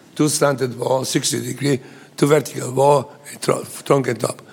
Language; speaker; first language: English; non-native, fluent; Bulgarian